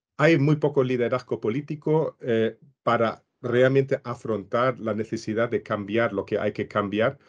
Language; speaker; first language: Spanish; non-native, fluent; German